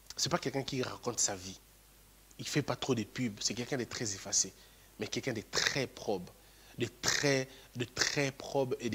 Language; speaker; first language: French; non-native, local second language; Lingala